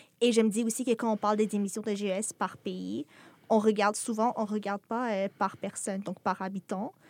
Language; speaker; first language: French; native; French